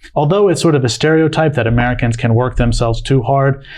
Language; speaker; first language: English; native; English